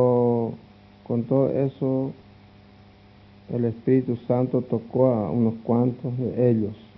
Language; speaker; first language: Spanish; non-native, local second language; Guarani